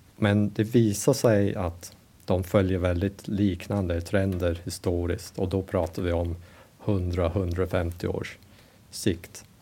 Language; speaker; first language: Swedish; non-native, fluent; English